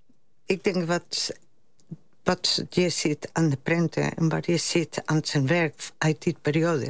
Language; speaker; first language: Dutch; non-native, fluent; Spanish